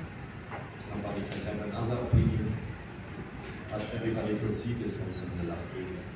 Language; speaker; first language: English; non-native, fluent; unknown